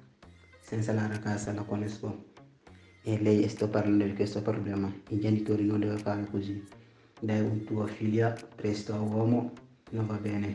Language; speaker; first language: Italian; non-native, learner; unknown